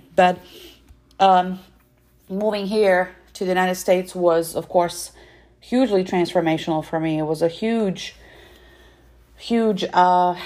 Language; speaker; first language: English; non-native, fluent; Russian